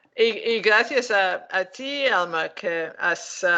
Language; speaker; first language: Spanish; non-native, learner; English